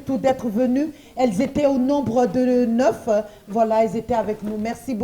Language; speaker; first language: French; non-native, local second language; Susu